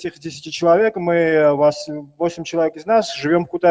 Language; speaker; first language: Russian; non-native, local second language; Georgian